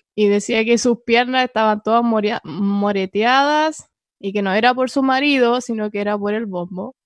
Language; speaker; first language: Spanish; native; Spanish